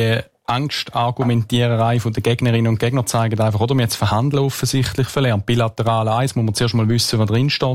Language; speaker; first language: German; native; German